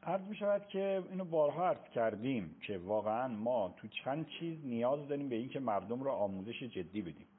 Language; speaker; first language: Persian; native; Persian